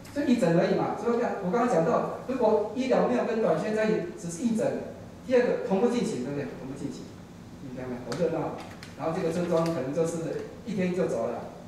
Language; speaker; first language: Chinese; native; Chinese